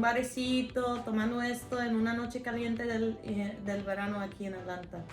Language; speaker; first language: Spanish; non-native, fluent; English